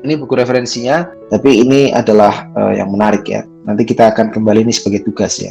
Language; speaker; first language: Indonesian; native; Indonesian